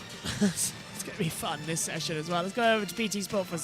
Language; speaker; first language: English; native; English